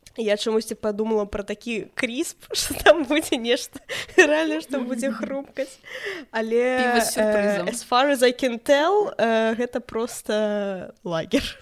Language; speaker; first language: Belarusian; non-native, local second language; Russian